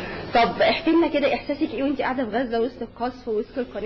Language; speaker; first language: Arabic; native; Arabic